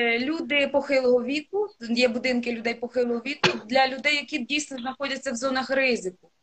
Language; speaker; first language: Ukrainian; non-native, local second language; Russian